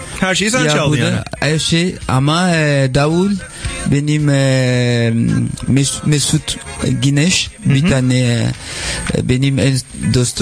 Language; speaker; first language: Turkish; non-native, learner; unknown